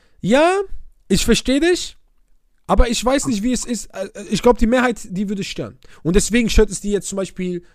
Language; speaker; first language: German; early bilingual, other home language; Arabic